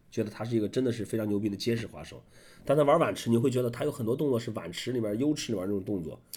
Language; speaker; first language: Chinese; native; Chinese